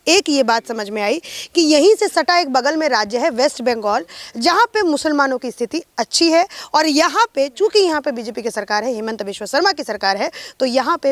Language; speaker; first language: Hindi; native; Hindi